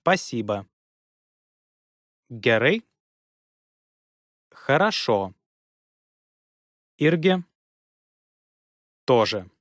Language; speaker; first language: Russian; non-native, learner; Lithuanian